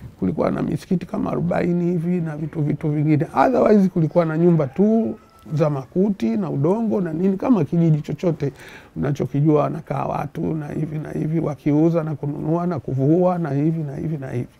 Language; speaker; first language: Swahili; native; Swahili